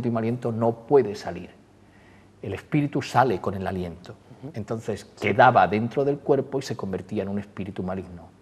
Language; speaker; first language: Spanish; native; Spanish